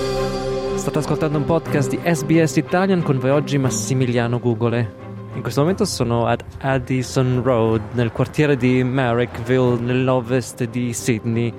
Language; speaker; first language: Italian; native; Italian